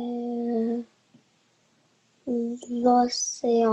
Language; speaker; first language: French; early bilingual, other home language; Chinese